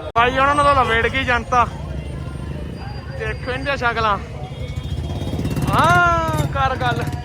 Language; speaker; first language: Punjabi; native; Punjabi